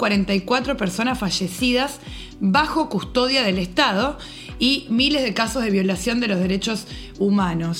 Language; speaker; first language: Spanish; native; Spanish